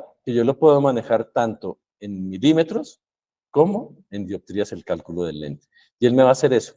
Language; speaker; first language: Spanish; native; Spanish